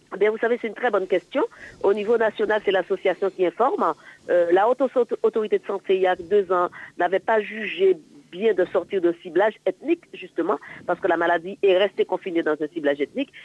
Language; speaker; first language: French; native; French